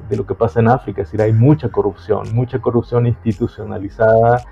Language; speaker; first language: Spanish; native; Spanish